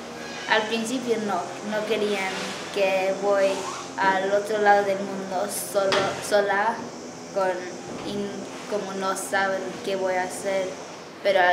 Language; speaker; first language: Spanish; early bilingual, heritage; English